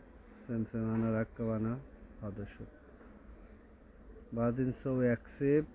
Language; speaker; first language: Arabic; non-native, learner; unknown